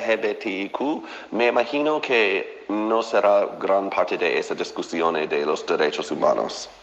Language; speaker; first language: Spanish; non-native, fluent; English